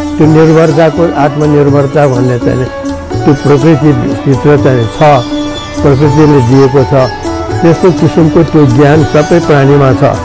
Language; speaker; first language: Nepali; non-native, local second language; Newari